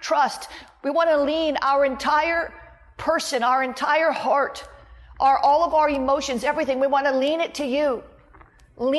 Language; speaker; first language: English; native; English